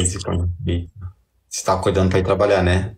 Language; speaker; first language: Portuguese; native; Portuguese